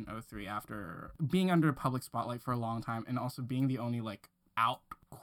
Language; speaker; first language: English; non-native, local second language; Cantonese